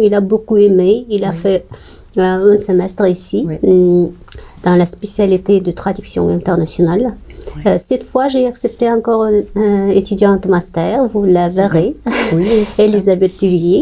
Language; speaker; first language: French; non-native, fluent; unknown